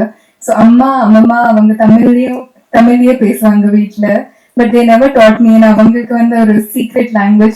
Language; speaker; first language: Tamil; non-native, learner; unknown